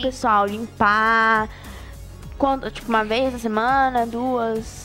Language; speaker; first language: Portuguese; native; Portuguese